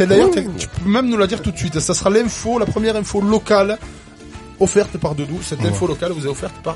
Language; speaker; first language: French; native; French